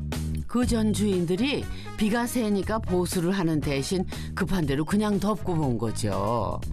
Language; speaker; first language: Korean; native; Korean